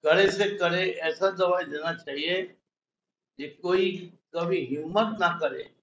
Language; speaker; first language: Hindi; non-native, local second language; Bangla